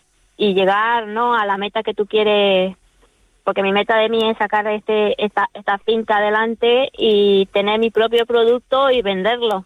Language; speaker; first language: Spanish; native; Spanish